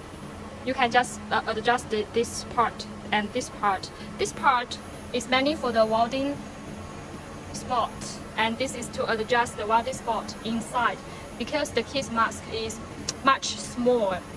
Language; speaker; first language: English; non-native, learner; Chinese